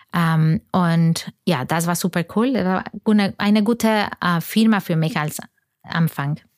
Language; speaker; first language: German; non-native, fluent; Spanish